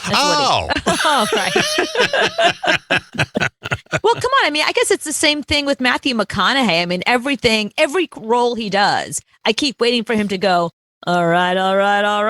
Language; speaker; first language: English; native; English